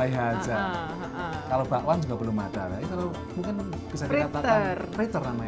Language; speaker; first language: Indonesian; native; Indonesian